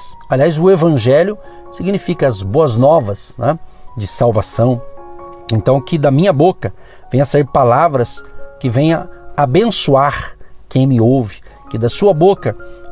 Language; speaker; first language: Portuguese; native; Portuguese